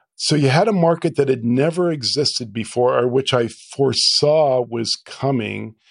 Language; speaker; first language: English; native; English